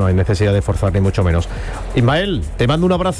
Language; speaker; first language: Spanish; native; Spanish